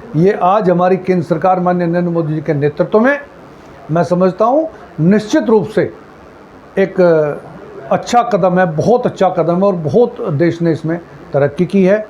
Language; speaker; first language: Hindi; native; Hindi